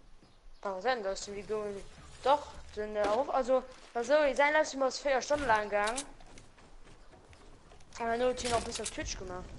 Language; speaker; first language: German; non-native, local second language; Luxembourgish